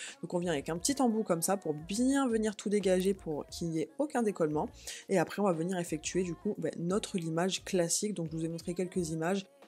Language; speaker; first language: French; native; French